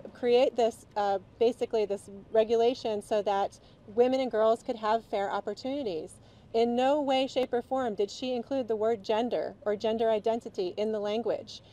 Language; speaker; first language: English; native; English